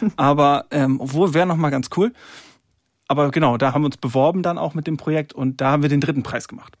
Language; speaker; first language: German; native; German